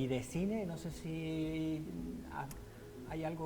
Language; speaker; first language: Spanish; native; Spanish